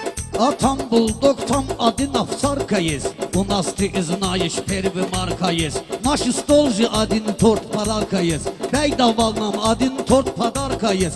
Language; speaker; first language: Russian; non-native, learner; Talysh